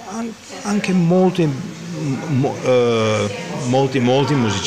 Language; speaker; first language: Italian; non-native, learner; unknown